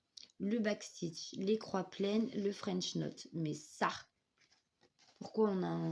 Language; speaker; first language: French; native; French